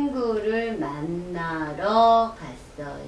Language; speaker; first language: Korean; non-native, learner; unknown